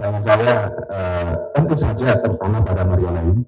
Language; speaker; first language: Indonesian; native; Indonesian